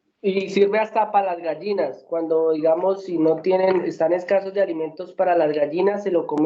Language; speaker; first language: Spanish; native; Spanish